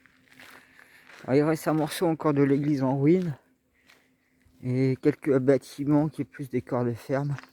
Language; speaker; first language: French; native; French